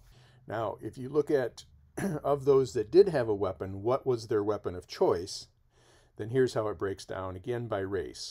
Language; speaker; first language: English; native; English